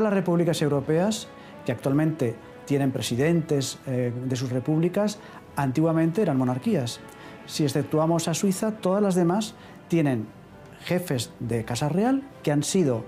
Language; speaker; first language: Spanish; native; Spanish